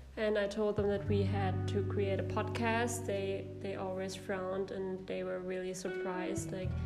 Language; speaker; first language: English; non-native, fluent; German